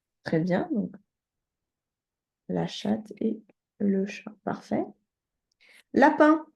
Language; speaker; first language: French; native; French